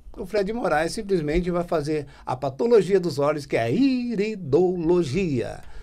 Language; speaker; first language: Portuguese; native; Portuguese